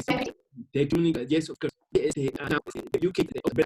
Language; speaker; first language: English; non-native, learner; Spanish